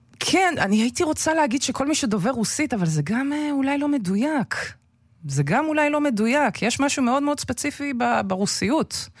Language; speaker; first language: Hebrew; early bilingual, other home language; Russian